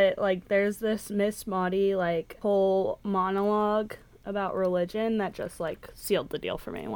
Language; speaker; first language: English; native; English